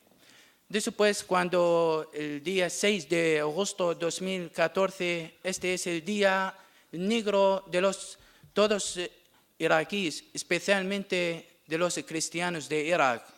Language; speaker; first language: Spanish; non-native, learner; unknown